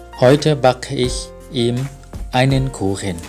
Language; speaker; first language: German; non-native, fluent; Thai